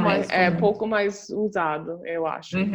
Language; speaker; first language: Portuguese; non-native, fluent; English